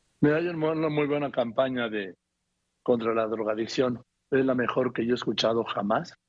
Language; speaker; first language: Spanish; native; Spanish